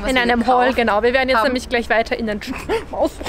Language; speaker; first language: German; native; German